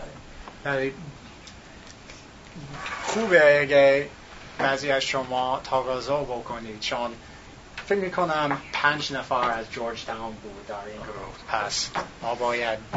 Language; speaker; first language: Persian; non-native, learner; English